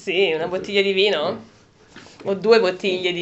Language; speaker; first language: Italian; native; Italian